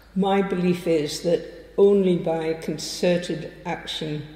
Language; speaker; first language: English; native; English